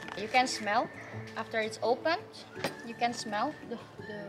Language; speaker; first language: English; non-native, fluent; Indonesian